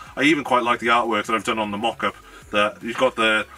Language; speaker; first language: English; native; English